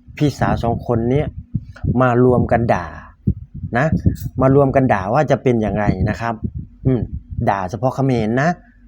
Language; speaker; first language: Thai; native; Thai